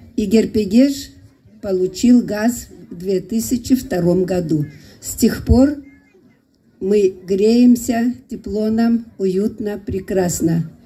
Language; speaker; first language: Russian; non-native, local second language; Karachay-Balkar